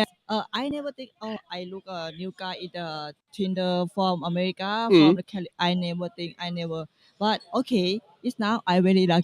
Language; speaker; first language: English; non-native, learner; Thai